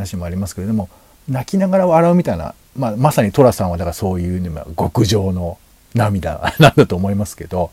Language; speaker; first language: Japanese; native; Japanese